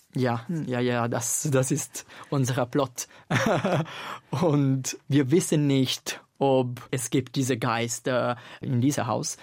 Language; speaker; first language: German; non-native, fluent; Italian